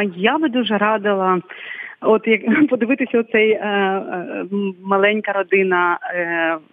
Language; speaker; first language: Ukrainian; non-native, local second language; Bulgarian